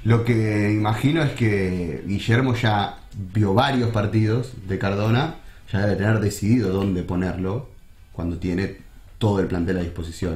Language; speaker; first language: Spanish; native; Spanish